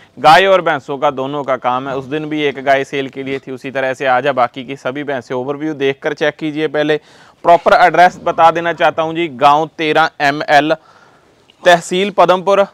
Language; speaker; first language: Hindi; non-native, local second language; Punjabi